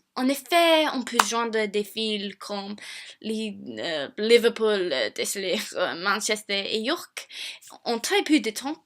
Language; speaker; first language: French; non-native, fluent; English